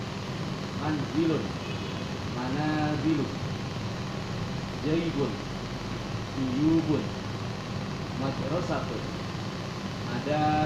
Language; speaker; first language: Arabic; non-native, learner; Indonesian